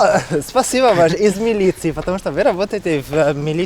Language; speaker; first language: Russian; non-native, fluent; Italian